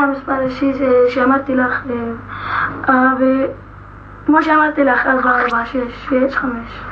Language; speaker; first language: Hebrew; non-native, local second language; Arabic